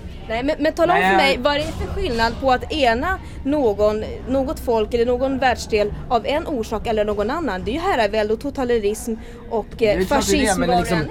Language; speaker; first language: Swedish; native; Swedish